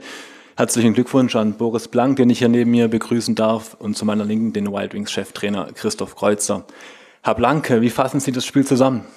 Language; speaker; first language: German; native; German